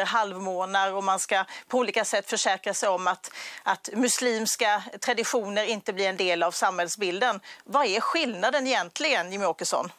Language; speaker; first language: Swedish; native; Swedish